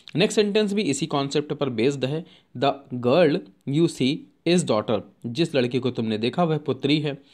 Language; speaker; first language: Hindi; native; Hindi